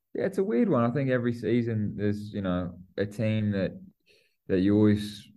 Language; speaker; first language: English; native; English